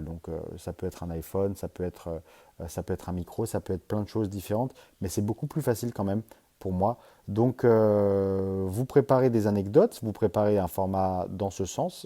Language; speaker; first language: French; native; French